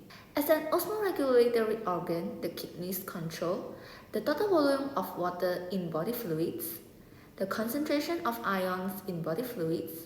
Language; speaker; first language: English; non-native, local second language; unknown